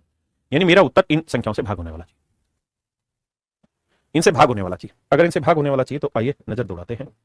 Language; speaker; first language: Hindi; native; Hindi